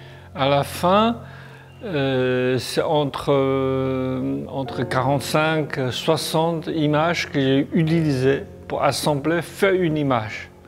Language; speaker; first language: French; non-native, learner; Chinese